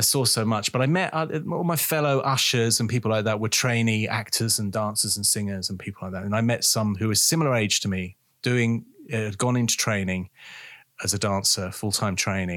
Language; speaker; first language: English; native; English